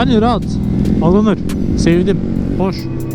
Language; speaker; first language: Turkish; early bilingual, heritage; Turkish